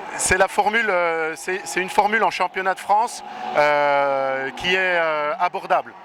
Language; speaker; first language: French; native; French